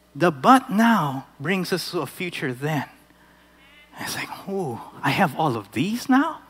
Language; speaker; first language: English; non-native, local second language; Filipino